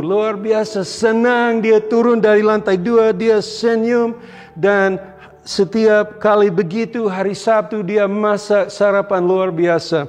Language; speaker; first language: Indonesian; non-native, local second language; English